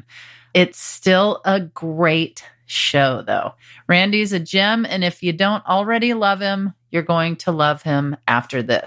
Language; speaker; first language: English; native; English